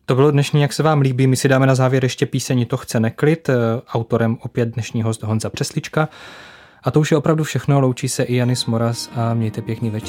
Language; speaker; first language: Czech; native; Czech